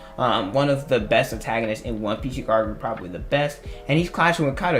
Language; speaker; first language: English; native; English